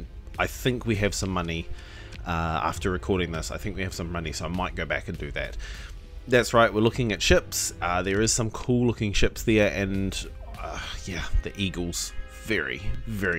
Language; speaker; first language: English; native; English